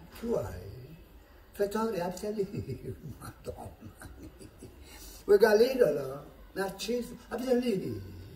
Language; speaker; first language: Italian; native; Italian